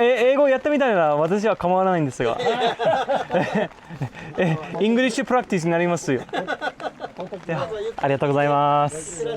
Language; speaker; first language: Japanese; non-native, fluent; English